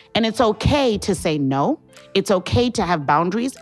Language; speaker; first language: English; non-native, local second language; Shona